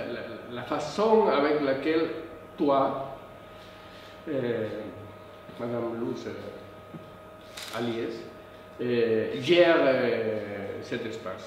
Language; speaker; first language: French; non-native, fluent; Spanish